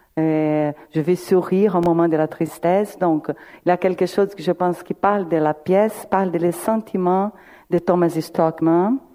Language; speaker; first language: French; non-native, fluent; Portuguese